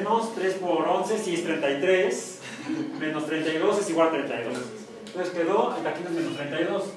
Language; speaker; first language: Spanish; native; Spanish